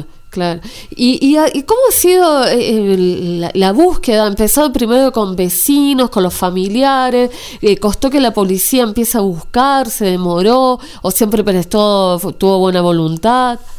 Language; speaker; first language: Spanish; native; Spanish